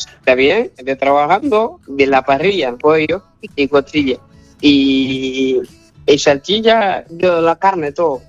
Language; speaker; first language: Spanish; non-native, learner; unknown